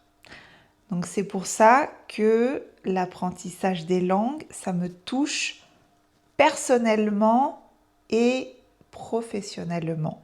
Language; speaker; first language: French; native; French